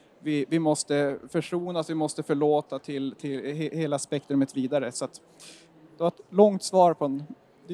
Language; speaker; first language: Swedish; native; Swedish